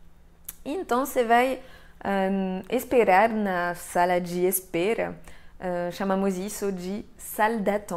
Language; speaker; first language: Portuguese; non-native, fluent; French